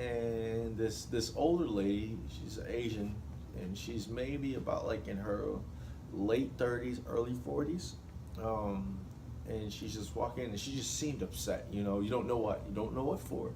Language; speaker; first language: English; native; English